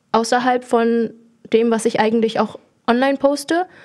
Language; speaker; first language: German; early bilingual, other home language; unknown